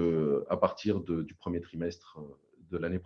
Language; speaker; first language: French; native; French